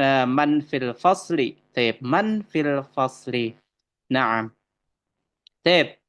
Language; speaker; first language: Arabic; non-native, fluent; Indonesian